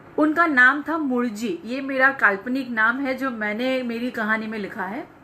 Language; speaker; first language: Hindi; non-native, local second language; Gujarati